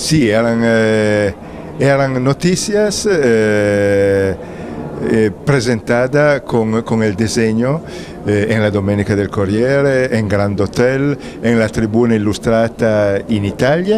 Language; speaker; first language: Spanish; non-native, fluent; Italian